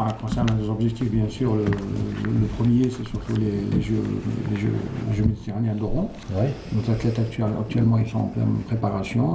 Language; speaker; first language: French; non-native, local second language; Arabic